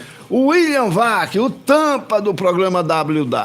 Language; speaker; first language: Portuguese; native; Portuguese